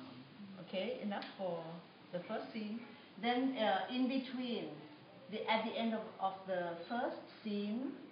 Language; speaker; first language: English; non-native, fluent; Thai